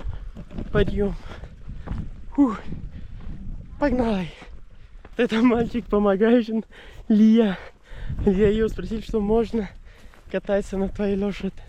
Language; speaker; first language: Russian; non-native, learner; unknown